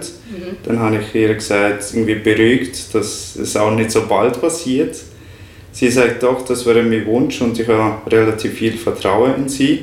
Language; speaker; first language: German; non-native, fluent; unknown